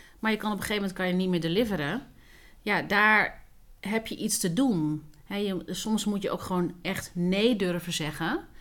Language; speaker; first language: Dutch; early bilingual, other home language; Spanish